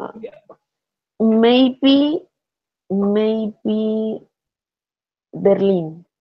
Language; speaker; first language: English; non-native, learner; Spanish